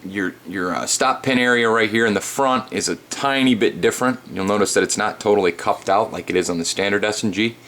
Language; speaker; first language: English; native; English